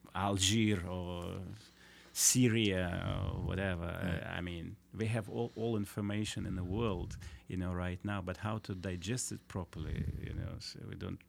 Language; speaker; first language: English; non-native, fluent; Russian